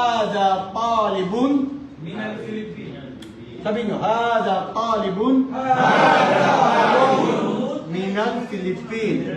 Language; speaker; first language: Filipino; non-native, local second language; Maranao